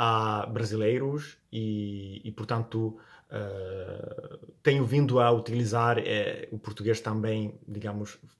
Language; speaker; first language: Portuguese; non-native, fluent; Italian